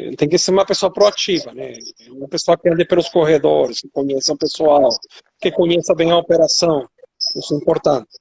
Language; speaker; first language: Portuguese; non-native, fluent; Spanish